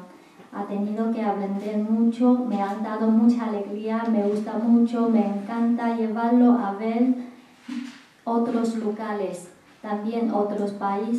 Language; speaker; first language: Spanish; non-native, learner; Chinese